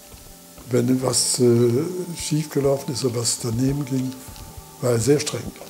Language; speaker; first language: German; non-native, fluent; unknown